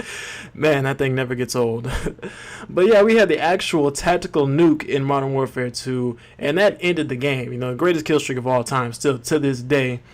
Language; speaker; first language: English; native; English